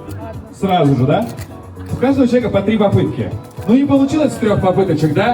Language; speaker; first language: Russian; native; Russian